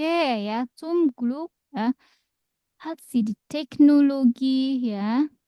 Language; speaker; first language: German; non-native, fluent; Indonesian